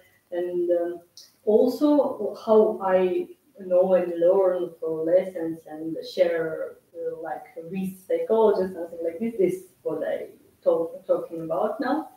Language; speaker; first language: English; non-native, learner; Russian